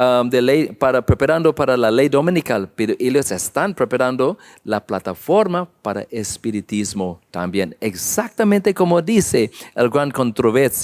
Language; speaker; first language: Spanish; non-native, learner; English